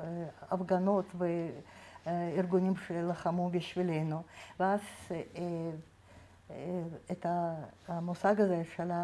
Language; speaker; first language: Hebrew; non-native, fluent; Russian